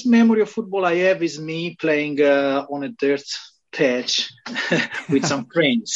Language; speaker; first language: English; non-native, fluent; Italian